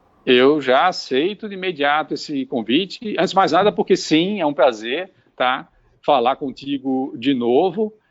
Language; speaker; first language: Portuguese; native; Portuguese